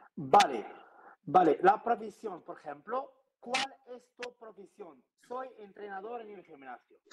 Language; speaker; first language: Spanish; non-native, learner; Arabic